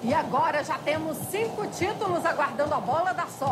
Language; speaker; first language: Portuguese; native; Portuguese